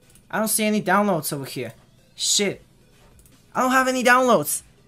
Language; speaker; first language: English; non-native, fluent; Bulgarian